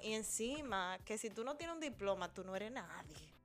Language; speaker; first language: Spanish; early bilingual, heritage; Spanish